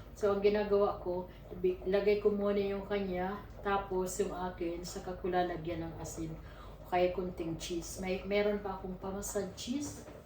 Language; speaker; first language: Filipino; non-native, local second language; Waray